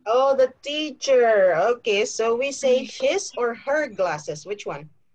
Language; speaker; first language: English; non-native, fluent; Indonesian